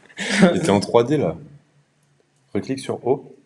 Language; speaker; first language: French; native; French